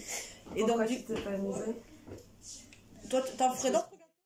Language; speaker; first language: French; native; French